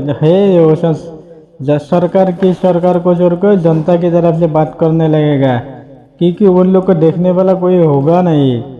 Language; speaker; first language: Hindi; non-native, local second language; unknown